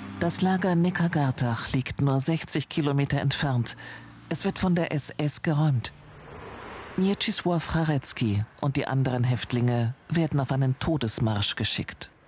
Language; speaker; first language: German; native; German